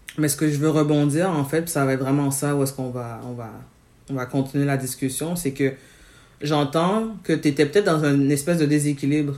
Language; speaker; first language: French; native; French